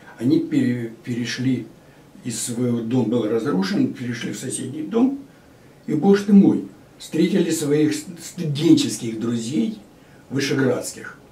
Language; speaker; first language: Russian; native; Russian